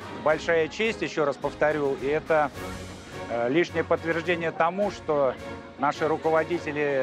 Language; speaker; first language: Russian; native; Russian